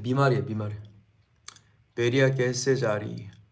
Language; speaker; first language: Hindi; non-native, learner; Korean